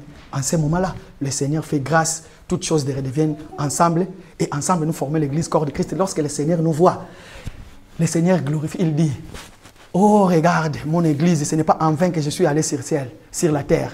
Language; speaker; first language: French; non-native, local second language; Lingala